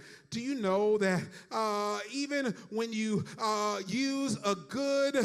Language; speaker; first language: English; native; English